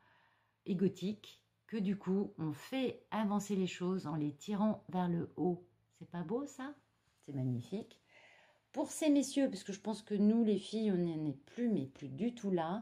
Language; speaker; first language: French; native; French